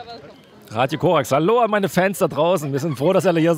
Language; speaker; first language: German; native; German